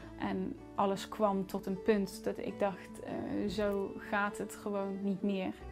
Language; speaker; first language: Dutch; non-native, fluent; English